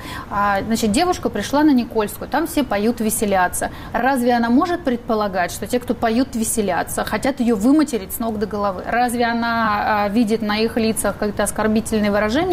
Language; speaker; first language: Russian; native; Russian